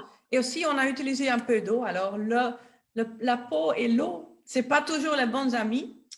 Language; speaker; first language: French; non-native, local second language; Dutch